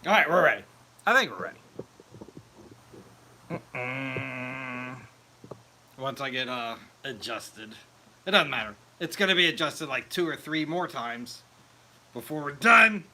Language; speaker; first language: English; native; English